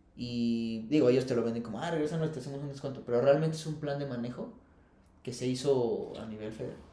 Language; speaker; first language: Spanish; native; Spanish